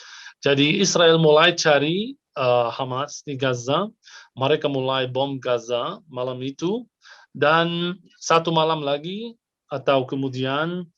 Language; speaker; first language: Indonesian; non-native, fluent; Arabic